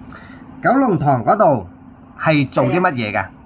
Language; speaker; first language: Cantonese; native; Cantonese